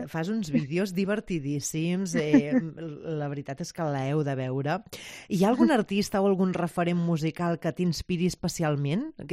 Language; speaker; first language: Catalan; native; Catalan